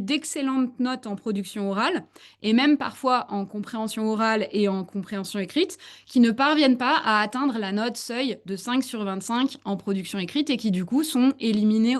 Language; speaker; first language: French; native; French